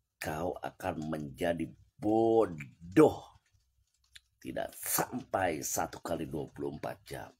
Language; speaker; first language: Indonesian; native; Indonesian